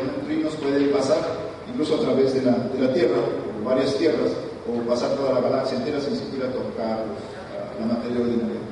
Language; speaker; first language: Spanish; native; Spanish